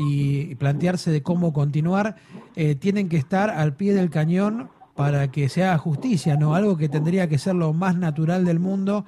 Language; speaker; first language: Spanish; native; Spanish